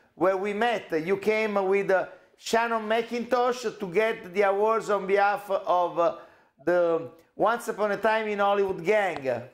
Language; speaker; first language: English; non-native, fluent; Italian